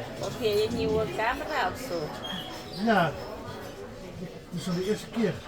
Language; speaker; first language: Dutch; non-native, learner; Thai